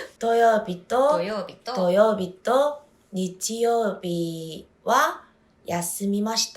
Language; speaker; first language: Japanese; non-native, learner; Korean